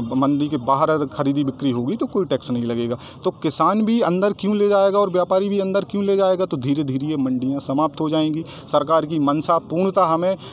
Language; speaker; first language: Hindi; native; Hindi